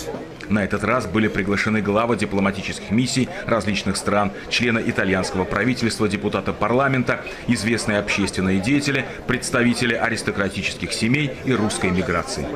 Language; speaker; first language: Russian; native; Russian